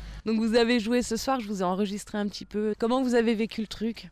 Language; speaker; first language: French; native; French